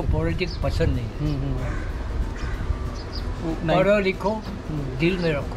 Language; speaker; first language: Hindi; non-native, local second language; Chinese